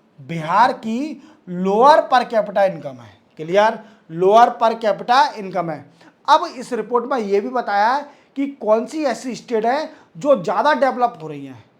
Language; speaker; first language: Hindi; native; Hindi